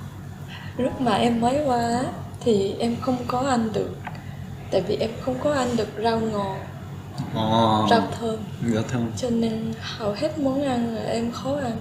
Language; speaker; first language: Vietnamese; non-native, fluent; Japanese